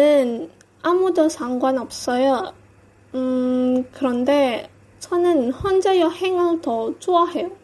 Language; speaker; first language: Korean; non-native, learner; Indonesian